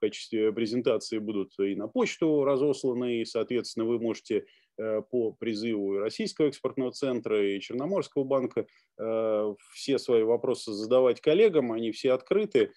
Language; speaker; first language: Russian; native; Russian